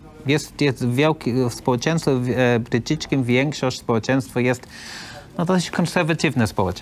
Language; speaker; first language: Polish; non-native, learner; English